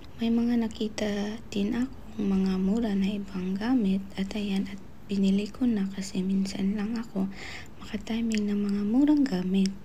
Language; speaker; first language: Filipino; native; Filipino